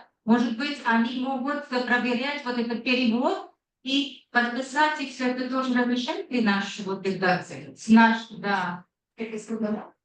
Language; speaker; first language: Russian; non-native, fluent; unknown